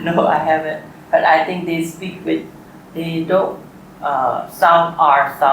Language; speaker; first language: English; non-native, learner; Burmese